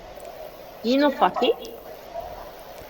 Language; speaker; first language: English; non-native, learner; Korean